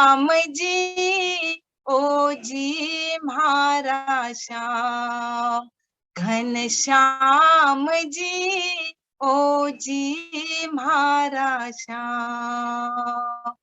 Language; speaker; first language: Hindi; native; Hindi